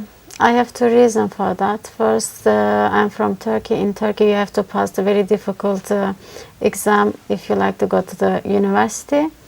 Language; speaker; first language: English; non-native, learner; Turkish